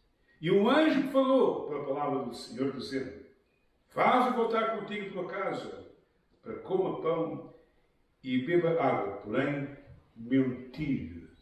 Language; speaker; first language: Portuguese; native; Portuguese